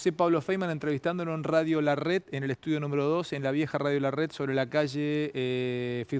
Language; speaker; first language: Spanish; native; Spanish